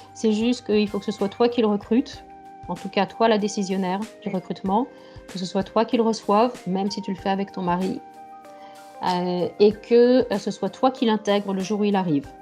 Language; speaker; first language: French; native; French